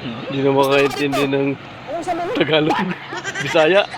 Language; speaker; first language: Filipino; non-native, local second language; Cebuano